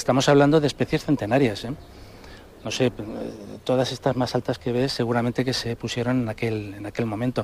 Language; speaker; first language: Spanish; native; Spanish